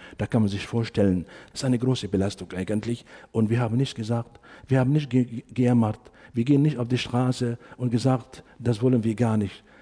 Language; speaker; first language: German; non-native, fluent; Arabic